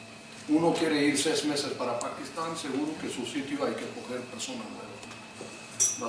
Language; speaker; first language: Spanish; non-native, learner; Urdu